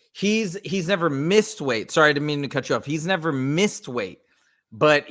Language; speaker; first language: English; native; English